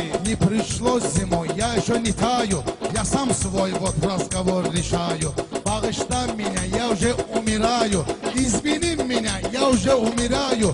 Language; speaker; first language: Russian; non-native, local second language; Azerbaijani